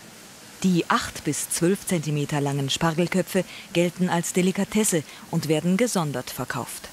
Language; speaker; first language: German; native; German